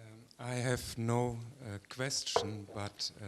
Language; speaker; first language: English; non-native, learner; German